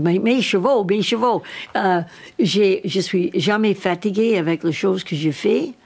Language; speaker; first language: French; non-native, learner; English